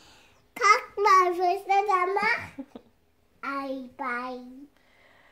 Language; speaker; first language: German; native; German